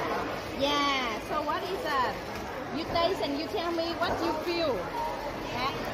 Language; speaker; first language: English; non-native, learner; Vietnamese